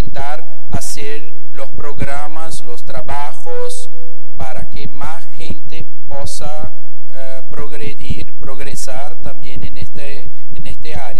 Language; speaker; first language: Spanish; non-native, fluent; Portuguese